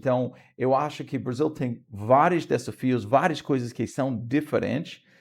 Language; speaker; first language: Portuguese; non-native, fluent; English